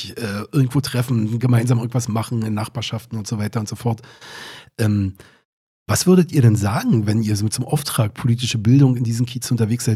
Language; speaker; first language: German; native; German